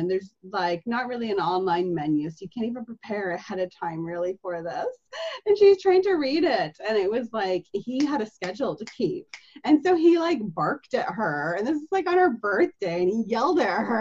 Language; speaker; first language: English; native; English